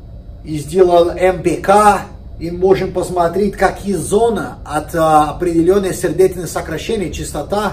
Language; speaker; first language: Russian; non-native, fluent; Portuguese